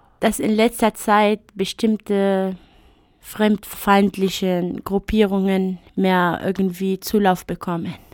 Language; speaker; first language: German; non-native, fluent; Arabic